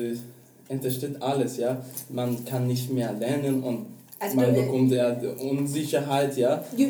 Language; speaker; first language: German; non-native, learner; Persian